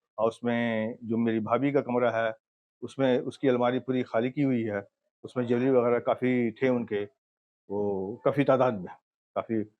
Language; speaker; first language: Urdu; native; Urdu